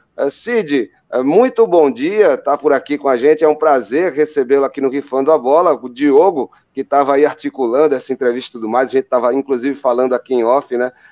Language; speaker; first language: Portuguese; native; Portuguese